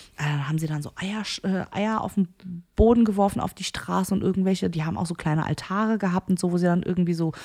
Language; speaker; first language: German; early bilingual, other home language; Korean